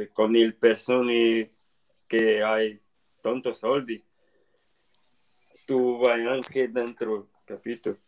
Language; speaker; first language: Italian; non-native, learner; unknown